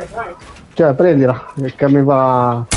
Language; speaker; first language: Italian; native; Italian